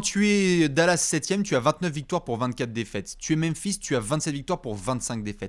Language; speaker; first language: French; native; French